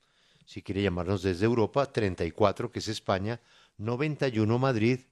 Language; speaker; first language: Spanish; native; Spanish